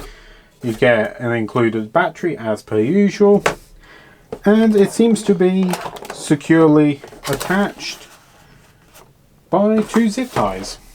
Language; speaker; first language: English; native; English